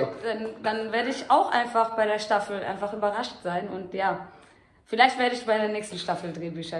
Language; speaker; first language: German; native; German